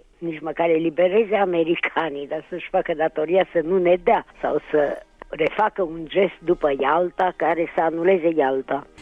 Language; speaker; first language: Romanian; native; Romanian